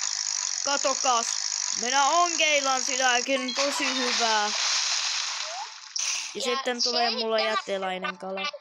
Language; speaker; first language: Finnish; early bilingual, other home language; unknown